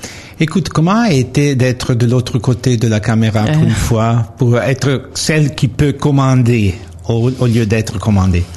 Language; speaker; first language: French; non-native, fluent; Italian